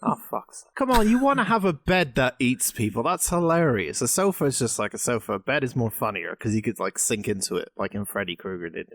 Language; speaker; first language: English; native; English